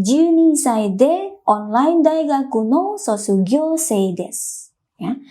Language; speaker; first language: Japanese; non-native, fluent; Indonesian